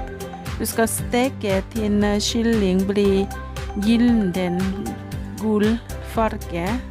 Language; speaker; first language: Norwegian; non-native, learner; Thai